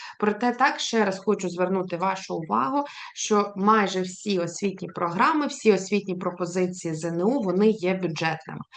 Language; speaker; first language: Ukrainian; native; Ukrainian